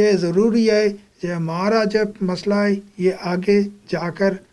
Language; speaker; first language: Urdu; non-native, fluent; Bangla